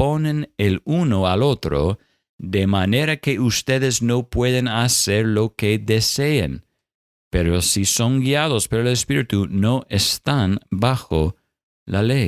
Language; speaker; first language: Spanish; non-native, fluent; English